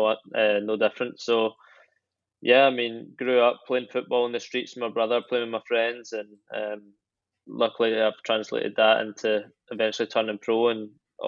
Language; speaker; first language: English; native; English